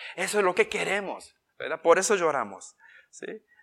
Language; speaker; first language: Spanish; non-native, fluent; Korean